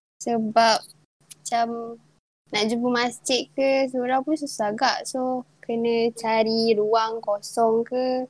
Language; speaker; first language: Malay; native; Malay